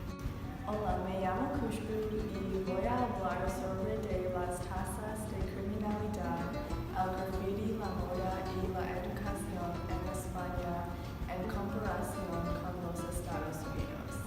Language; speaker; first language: Spanish; non-native, learner; English